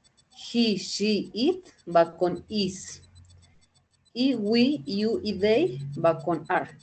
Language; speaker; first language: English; non-native, learner; Spanish